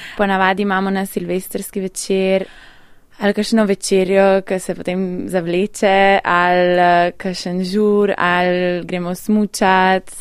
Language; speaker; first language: Slovenian; non-native, fluent; Italian